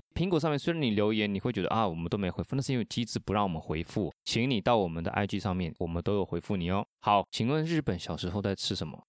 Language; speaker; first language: Chinese; non-native, fluent; Spanish